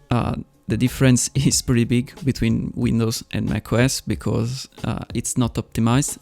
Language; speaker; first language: English; non-native, fluent; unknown